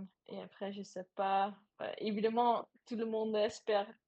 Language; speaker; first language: French; non-native, learner; Dutch